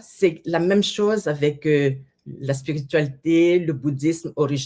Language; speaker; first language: French; non-native, fluent; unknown